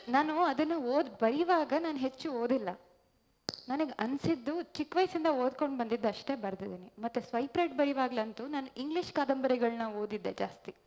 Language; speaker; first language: Kannada; native; Kannada